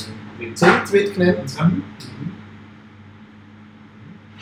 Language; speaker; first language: German; native; German